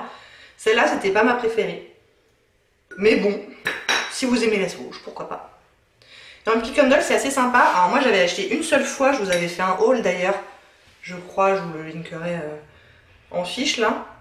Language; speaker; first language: French; native; French